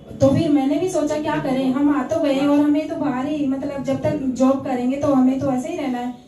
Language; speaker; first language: Hindi; native; Hindi